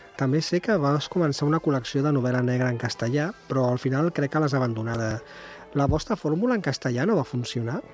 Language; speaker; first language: Catalan; native; Catalan